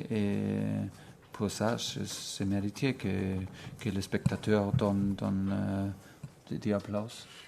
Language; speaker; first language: French; non-native, fluent; German